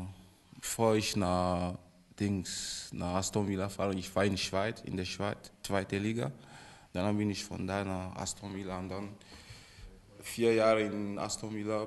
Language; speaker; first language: German; non-native, learner; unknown